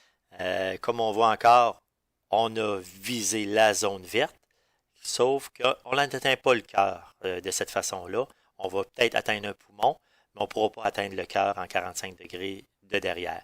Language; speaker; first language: French; native; French